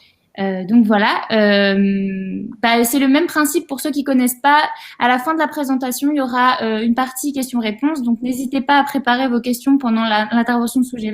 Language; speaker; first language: French; native; French